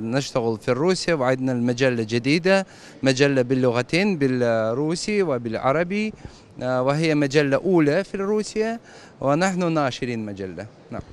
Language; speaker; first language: Arabic; non-native, fluent; Russian